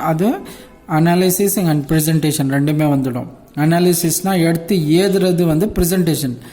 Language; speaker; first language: Tamil; non-native, local second language; Urdu